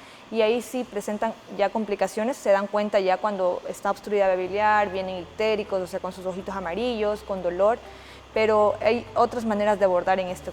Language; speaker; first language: Spanish; native; Spanish